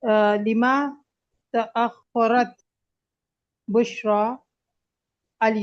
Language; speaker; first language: Arabic; non-native, learner; Urdu